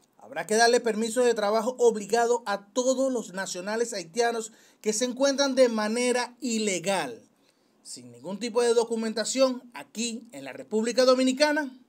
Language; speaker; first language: Spanish; native; Spanish